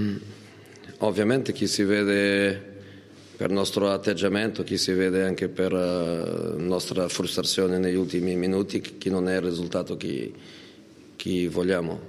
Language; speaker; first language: Italian; non-native, fluent; Portuguese